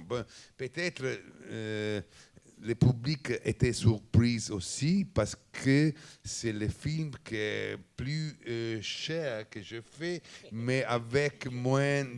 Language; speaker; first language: French; non-native, learner; Italian